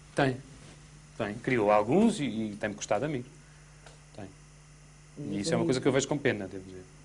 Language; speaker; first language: Portuguese; native; Portuguese